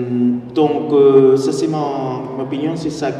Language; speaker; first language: French; non-native, fluent; Spanish